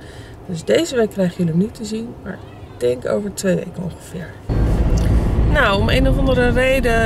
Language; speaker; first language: Dutch; native; Dutch